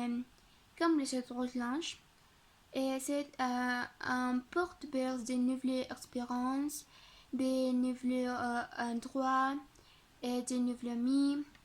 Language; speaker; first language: French; non-native, learner; Spanish